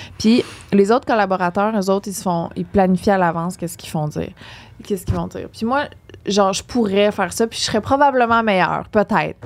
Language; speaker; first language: French; native; French